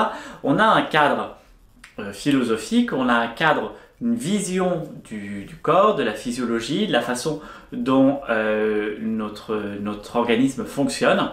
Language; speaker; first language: French; native; French